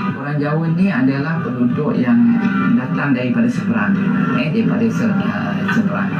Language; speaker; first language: Malay; native; Malay